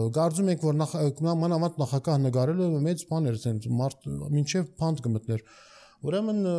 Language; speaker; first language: Armenian; early bilingual, heritage; Armenian